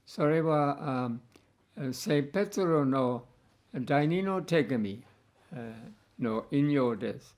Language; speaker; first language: Japanese; non-native, fluent; English